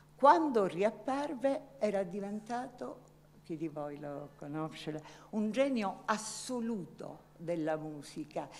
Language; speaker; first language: Italian; native; Italian